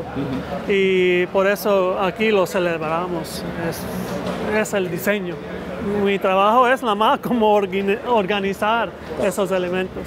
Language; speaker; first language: Spanish; early bilingual, heritage; Spanish